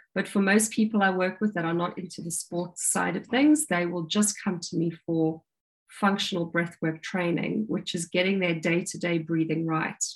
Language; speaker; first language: English; native; English